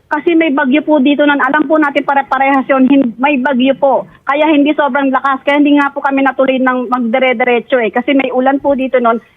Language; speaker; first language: Filipino; native; Filipino